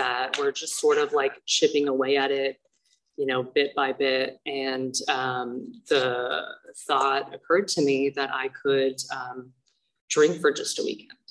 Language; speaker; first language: English; native; English